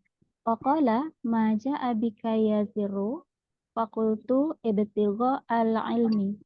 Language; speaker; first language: Arabic; non-native, learner; Indonesian